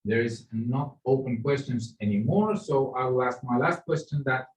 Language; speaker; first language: English; non-native, fluent; Finnish